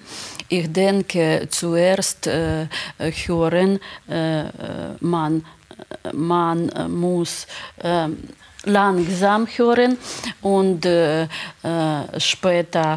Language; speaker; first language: German; non-native, learner; Ukrainian